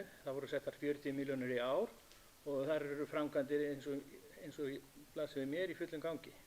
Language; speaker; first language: Icelandic; native; Icelandic